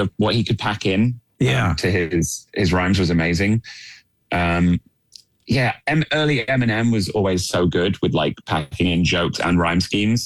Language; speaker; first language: English; native; English